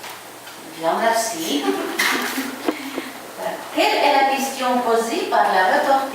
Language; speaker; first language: French; non-native, fluent; Ukrainian